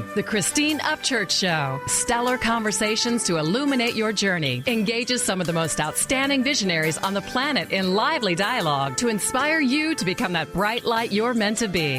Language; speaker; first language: English; native; English